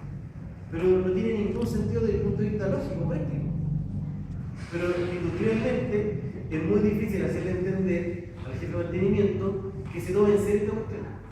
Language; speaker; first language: Spanish; native; Spanish